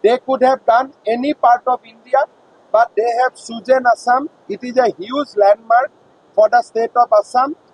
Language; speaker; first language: English; non-native, local second language; Assamese